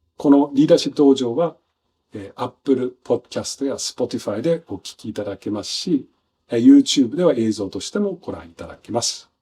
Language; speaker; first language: Japanese; non-native, fluent; Danish